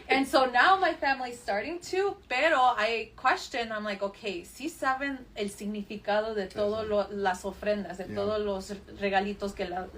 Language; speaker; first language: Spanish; early bilingual, other home language; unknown